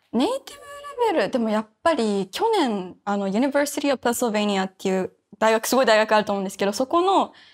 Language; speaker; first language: Japanese; native; Japanese